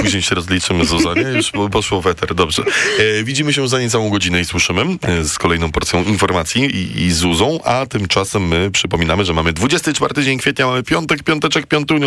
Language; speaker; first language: Polish; native; Polish